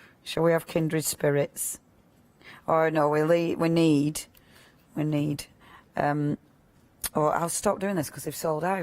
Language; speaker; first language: English; native; English